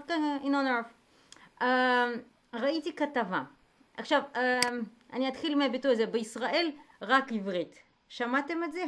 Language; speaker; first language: Hebrew; native; Hebrew